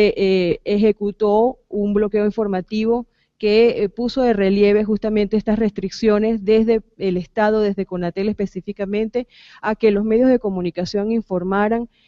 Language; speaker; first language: Spanish; native; Spanish